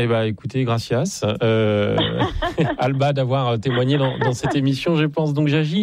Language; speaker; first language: French; native; French